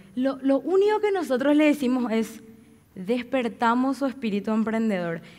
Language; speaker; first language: Spanish; native; Spanish